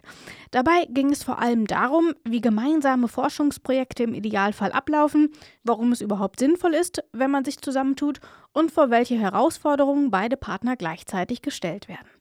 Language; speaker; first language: German; native; German